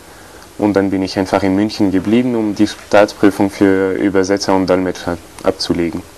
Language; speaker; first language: German; non-native, fluent; French